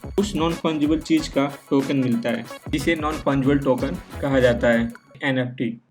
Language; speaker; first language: Hindi; native; Hindi